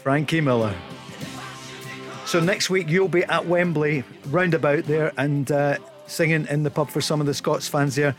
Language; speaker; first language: English; native; English